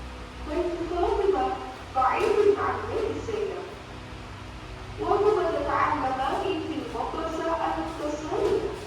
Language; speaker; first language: Arabic; non-native, learner; Indonesian